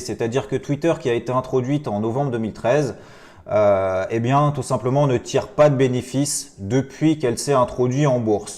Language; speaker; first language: French; native; French